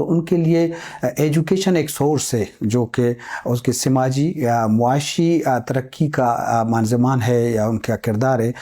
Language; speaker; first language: Urdu; non-native, local second language; Baluchi